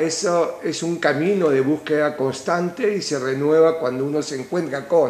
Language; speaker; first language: Spanish; native; Spanish